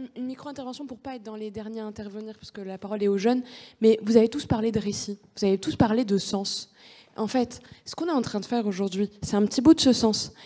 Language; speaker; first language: French; native; French